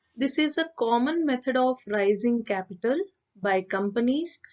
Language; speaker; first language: English; non-native, local second language; Kannada